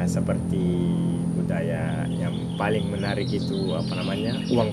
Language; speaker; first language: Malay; non-native, fluent; Arabic